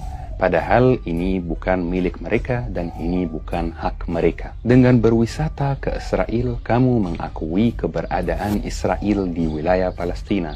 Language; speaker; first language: Indonesian; non-native, fluent; Arabic